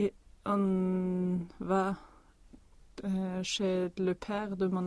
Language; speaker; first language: French; non-native, learner; Swedish